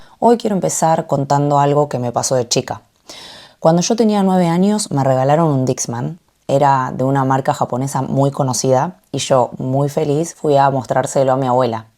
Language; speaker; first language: Spanish; early bilingual, other home language; Korean